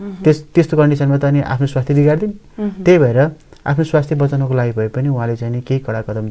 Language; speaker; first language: Nepali; native; Nepali